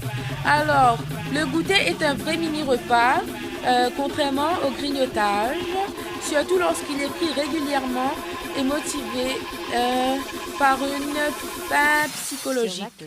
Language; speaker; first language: French; native; French